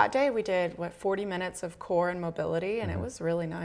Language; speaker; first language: English; native; English